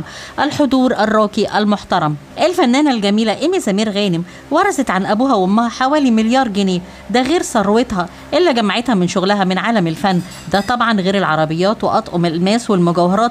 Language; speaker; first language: Arabic; native; Arabic